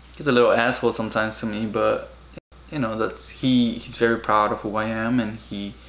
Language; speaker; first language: English; early bilingual, other home language; Spanish